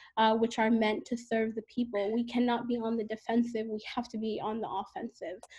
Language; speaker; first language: English; native; English